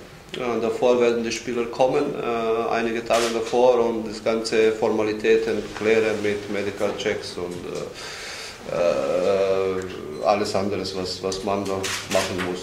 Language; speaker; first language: German; non-native, fluent; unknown